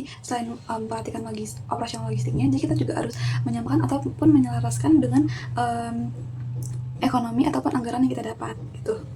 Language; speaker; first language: Indonesian; native; Indonesian